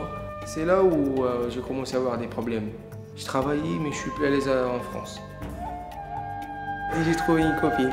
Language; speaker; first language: French; non-native, local second language; Arabic